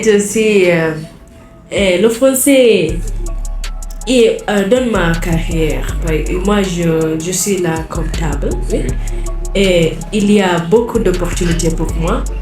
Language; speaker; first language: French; non-native, learner; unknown